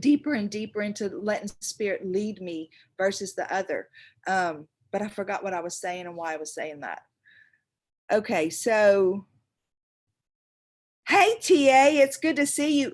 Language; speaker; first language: English; native; English